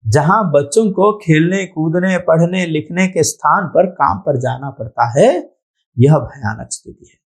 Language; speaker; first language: Hindi; non-native, local second language; Telugu